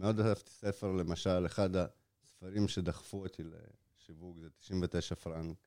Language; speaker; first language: Hebrew; early bilingual, other home language; Russian